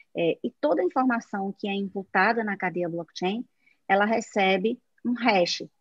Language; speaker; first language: Portuguese; native; Portuguese